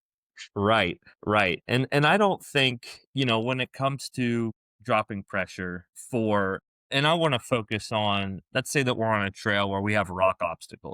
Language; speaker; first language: English; native; English